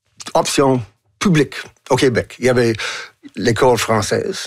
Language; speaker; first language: French; non-native, local second language; English